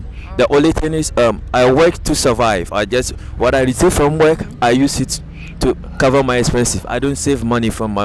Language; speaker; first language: English; native; English